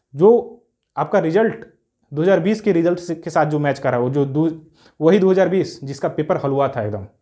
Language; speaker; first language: Hindi; native; Hindi